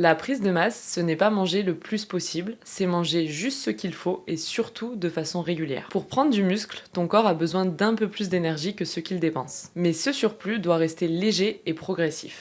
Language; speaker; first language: French; native; French